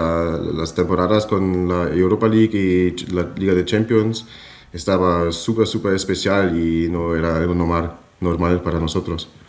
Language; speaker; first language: Spanish; non-native, fluent; German